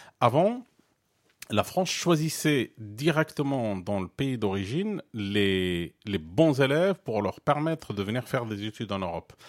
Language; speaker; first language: French; non-native, local second language; Arabic